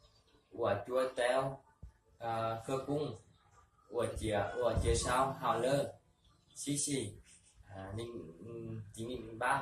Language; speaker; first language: Chinese; non-native, learner; Vietnamese